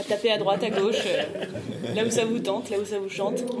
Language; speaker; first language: French; native; French